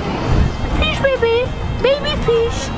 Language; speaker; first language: English; non-native, learner; Spanish